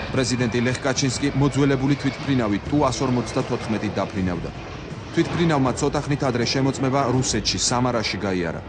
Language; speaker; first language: Georgian; native; Georgian